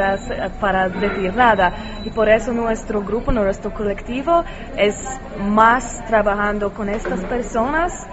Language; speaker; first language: Spanish; non-native, learner; Polish